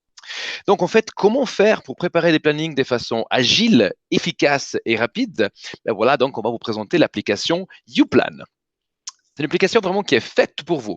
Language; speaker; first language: French; native; French